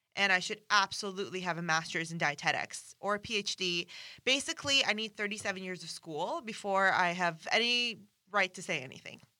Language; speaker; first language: English; non-native, fluent; Persian